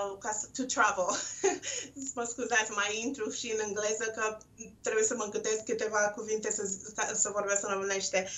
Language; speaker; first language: Romanian; non-native, local second language; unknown